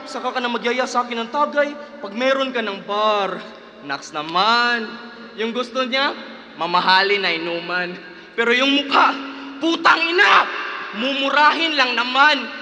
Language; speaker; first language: Filipino; non-native, local second language; Cebuano